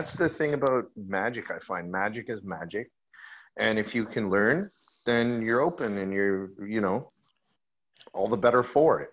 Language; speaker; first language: English; native; English